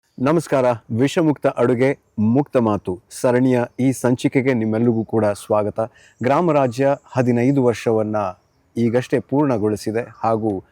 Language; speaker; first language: Kannada; native; Kannada